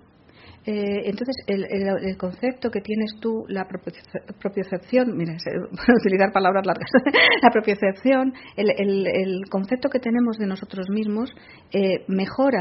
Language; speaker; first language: Spanish; native; Spanish